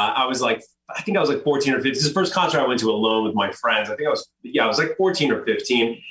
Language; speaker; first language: English; native; English